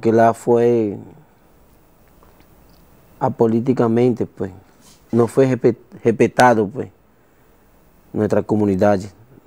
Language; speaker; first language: Portuguese; non-native, learner; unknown